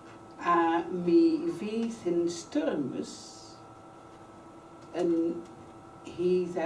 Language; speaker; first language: Welsh; non-native, learner; English